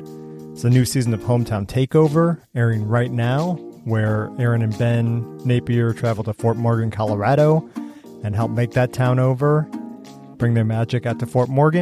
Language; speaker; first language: English; native; English